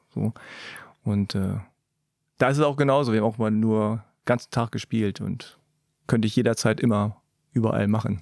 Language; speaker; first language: German; early bilingual, other home language; Korean